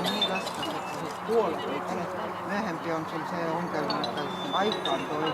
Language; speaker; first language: Finnish; non-native, fluent; Russian